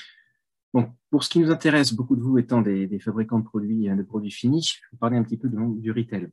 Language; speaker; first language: French; native; French